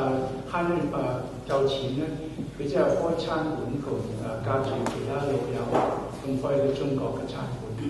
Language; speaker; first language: Cantonese; early bilingual, heritage; Cantonese